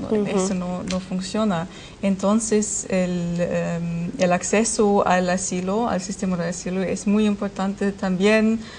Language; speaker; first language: Spanish; non-native, fluent; German